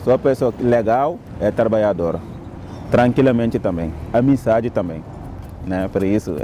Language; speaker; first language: Portuguese; non-native, learner; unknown